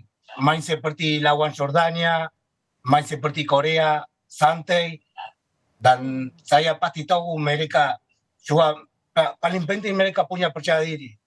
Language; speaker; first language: Indonesian; non-native, fluent; Spanish